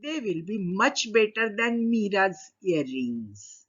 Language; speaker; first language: English; non-native, local second language; Marathi